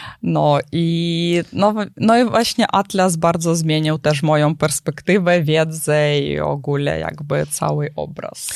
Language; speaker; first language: Polish; non-native, fluent; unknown